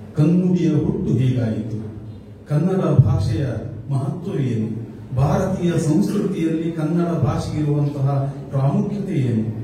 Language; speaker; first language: Kannada; native; Kannada